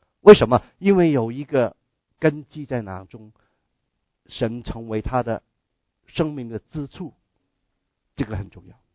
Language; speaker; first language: Chinese; non-native, local second language; Cantonese